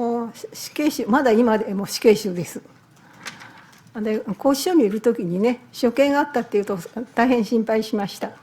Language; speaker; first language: Japanese; native; Japanese